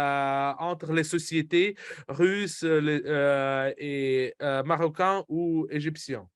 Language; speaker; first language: French; non-native, fluent; Russian